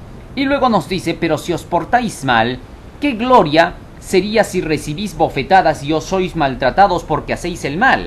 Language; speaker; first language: Spanish; native; Spanish